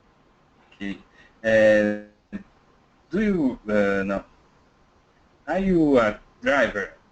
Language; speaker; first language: English; non-native, learner; Portuguese